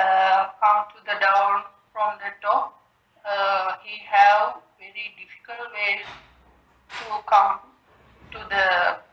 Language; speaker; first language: English; non-native, learner; Sinhala